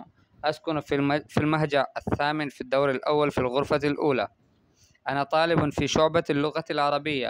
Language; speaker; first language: Arabic; non-native, fluent; Urdu